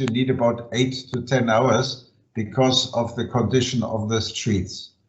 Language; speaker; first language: English; non-native, fluent; German